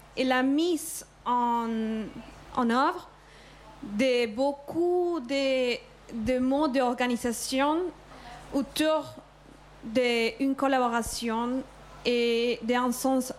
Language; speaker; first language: French; non-native, fluent; Spanish